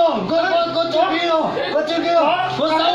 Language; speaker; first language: Vietnamese; non-native, local second language; Hmong